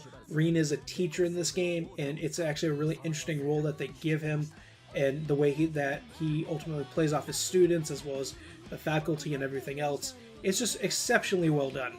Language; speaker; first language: English; native; English